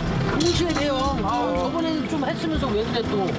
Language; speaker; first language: Korean; native; Korean